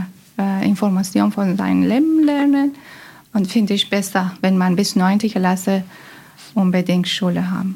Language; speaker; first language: German; non-native, learner; Persian